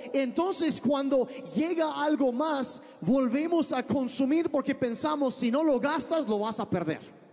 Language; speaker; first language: Spanish; early bilingual, other home language; English